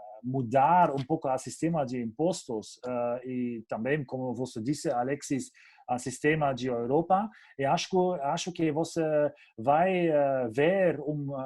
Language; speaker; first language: Portuguese; non-native, fluent; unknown